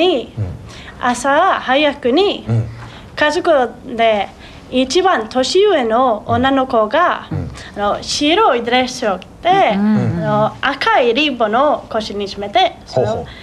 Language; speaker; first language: Japanese; non-native, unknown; Swedish